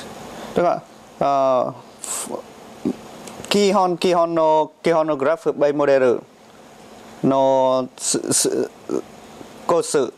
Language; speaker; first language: Japanese; non-native, learner; Vietnamese